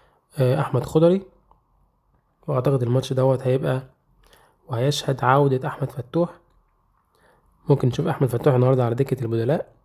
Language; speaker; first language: Arabic; native; Arabic